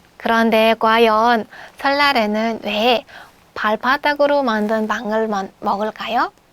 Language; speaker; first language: Korean; non-native, fluent; Mongolian